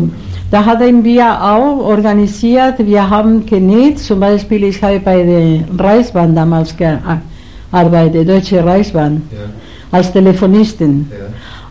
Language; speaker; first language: German; non-native, learner; Spanish